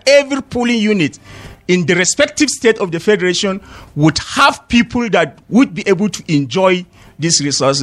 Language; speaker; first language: English; non-native, local second language; Hausa